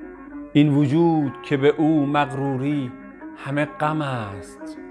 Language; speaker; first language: Persian; native; Persian